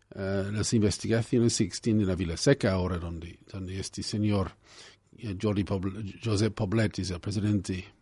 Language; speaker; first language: Spanish; non-native, fluent; English